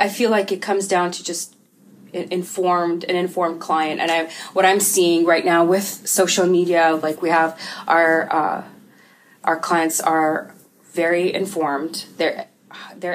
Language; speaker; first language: English; early bilingual, other home language; Russian